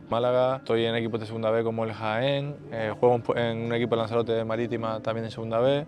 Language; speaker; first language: Spanish; native; Spanish